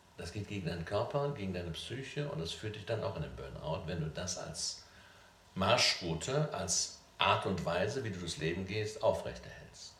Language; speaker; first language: German; native; German